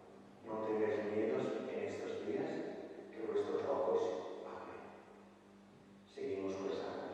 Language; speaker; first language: Spanish; non-native, fluent; Italian